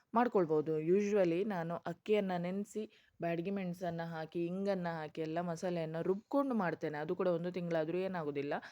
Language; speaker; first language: Kannada; non-native, local second language; Tulu